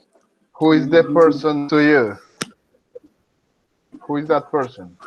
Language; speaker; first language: English; non-native, fluent; Spanish